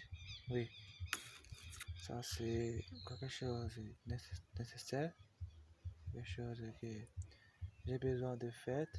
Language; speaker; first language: French; non-native, learner; Portuguese